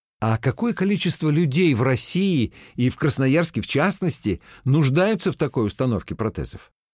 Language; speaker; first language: Russian; native; Russian